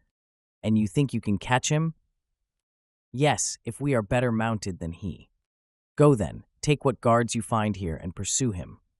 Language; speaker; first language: English; native; English